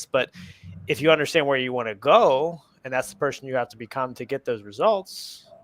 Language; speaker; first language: English; native; English